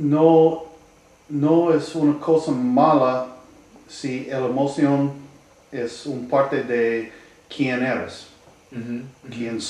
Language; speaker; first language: Spanish; non-native, learner; English